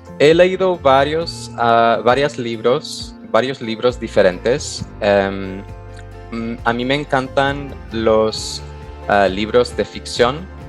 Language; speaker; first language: Spanish; non-native, fluent; English